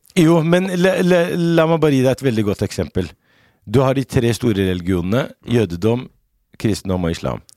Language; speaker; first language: Norwegian; early bilingual, other home language; Arabic